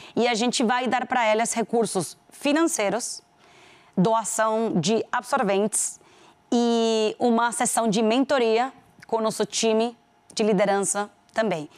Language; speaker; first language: Portuguese; non-native, fluent; Spanish